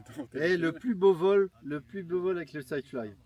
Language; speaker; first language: French; native; French